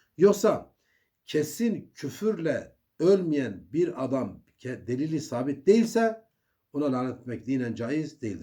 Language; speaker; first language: Turkish; native; Turkish